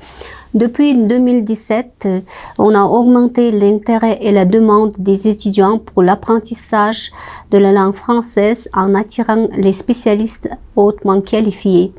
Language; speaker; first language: French; non-native, fluent; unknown